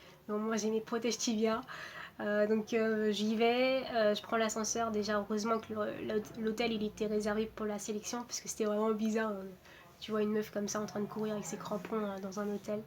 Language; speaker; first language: French; early bilingual, other home language; Portuguese